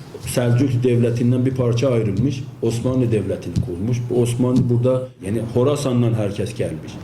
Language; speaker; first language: Turkish; non-native, fluent; Azerbaijani